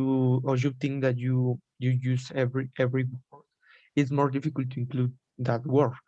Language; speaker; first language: English; non-native, learner; Spanish